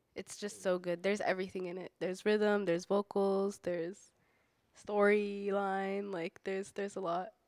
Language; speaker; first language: English; native; English